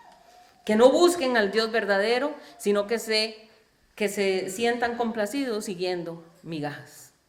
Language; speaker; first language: Spanish; native; Spanish